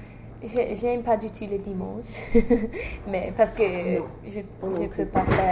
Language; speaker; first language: French; non-native, fluent; English